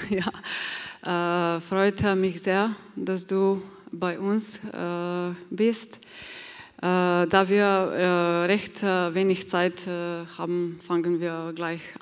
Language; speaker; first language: German; non-native, fluent; Slovenian